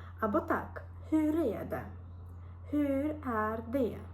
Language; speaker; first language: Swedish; non-native, fluent; Ukrainian